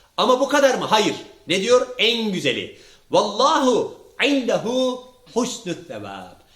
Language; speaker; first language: Turkish; early bilingual, heritage; Turkish